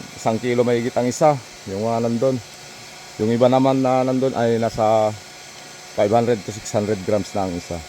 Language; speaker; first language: Filipino; non-native, local second language; Iloko